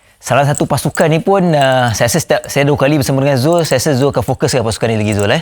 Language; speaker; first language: Malay; native; Malay